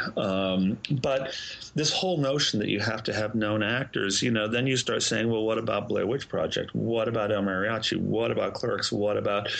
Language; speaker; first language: English; native; English